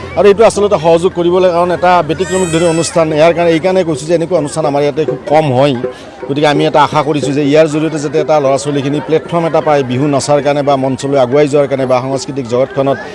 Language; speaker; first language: Assamese; native; Assamese